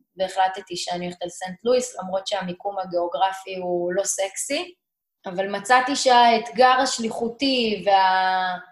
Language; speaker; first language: Hebrew; native; Hebrew